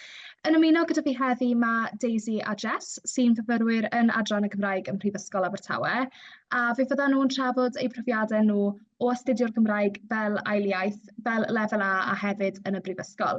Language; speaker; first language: Welsh; native; Welsh